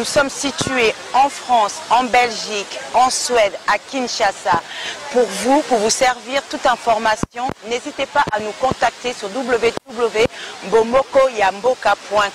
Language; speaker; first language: French; non-native, local second language; Lingala